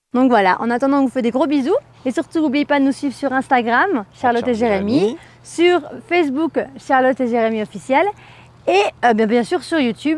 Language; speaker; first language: French; native; French